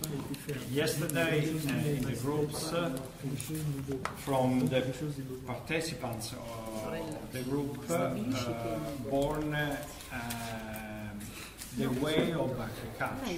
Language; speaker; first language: English; non-native, learner; Italian